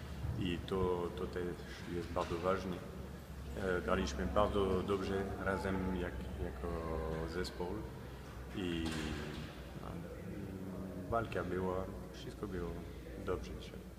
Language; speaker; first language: Polish; non-native, learner; French